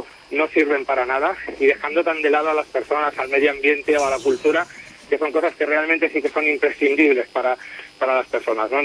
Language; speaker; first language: Spanish; native; Spanish